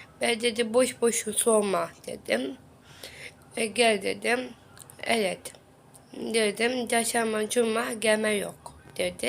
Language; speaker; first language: Turkish; non-native, learner; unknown